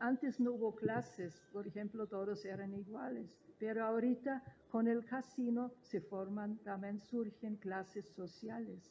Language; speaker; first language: Spanish; non-native, fluent; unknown